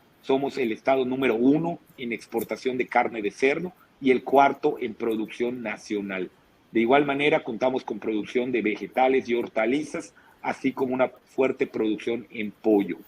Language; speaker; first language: Spanish; native; Spanish